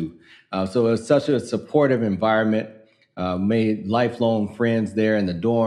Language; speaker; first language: English; native; English